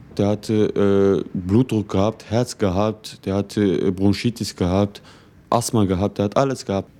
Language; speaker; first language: German; early bilingual, other home language; Turkish